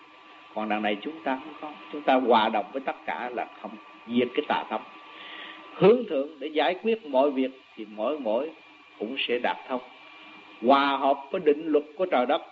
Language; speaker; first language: Vietnamese; native; Vietnamese